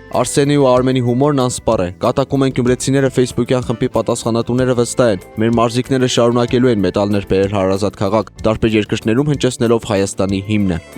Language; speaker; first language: Armenian; native; Armenian